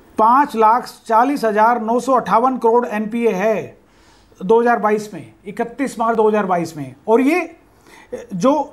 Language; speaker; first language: Hindi; native; Hindi